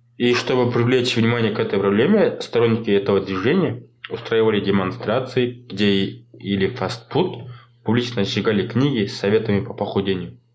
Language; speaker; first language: Russian; non-native, local second language; Kazakh